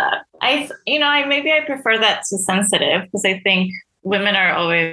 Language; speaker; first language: English; non-native, fluent; Spanish